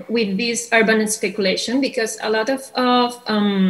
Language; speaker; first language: English; non-native, fluent; Catalan